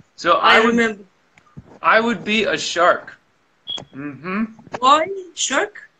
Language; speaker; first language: English; native; English